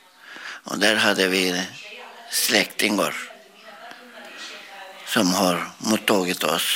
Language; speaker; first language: Swedish; non-native, learner; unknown